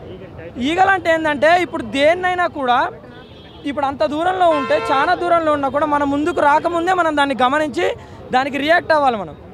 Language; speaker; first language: Telugu; native; Telugu